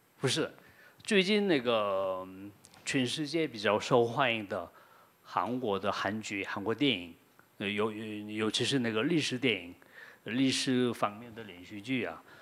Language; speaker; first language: Chinese; non-native, fluent; Korean